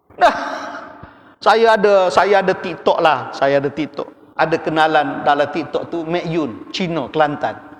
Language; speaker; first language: Malay; native; Malay